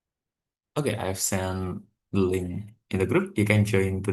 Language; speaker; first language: English; non-native, fluent; Indonesian